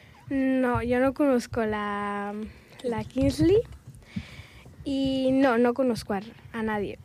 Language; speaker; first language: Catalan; non-native, local second language; Spanish